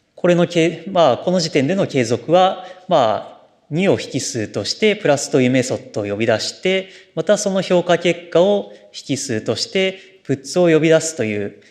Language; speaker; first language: Japanese; native; Japanese